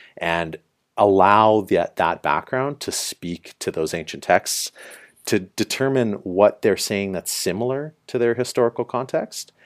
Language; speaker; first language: English; native; English